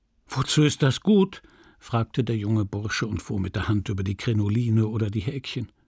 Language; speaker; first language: German; native; German